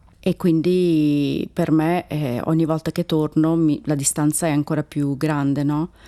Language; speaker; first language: Italian; early bilingual, other home language; Turkish